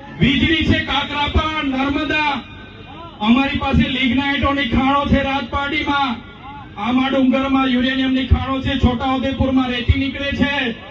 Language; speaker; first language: Gujarati; non-native, local second language; Vasavi